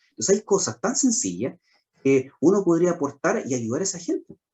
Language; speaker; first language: Spanish; native; Spanish